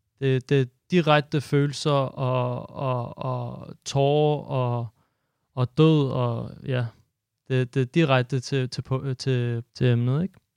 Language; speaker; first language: Danish; early bilingual, other home language; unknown